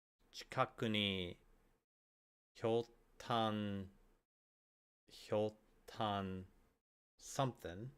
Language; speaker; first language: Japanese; non-native, learner; English